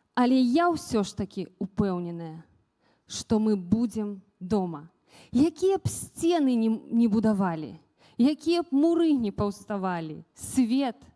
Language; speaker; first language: Belarusian; native; Belarusian